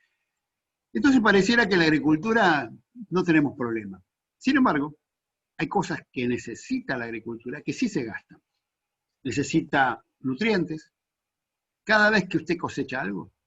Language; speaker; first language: Spanish; native; Spanish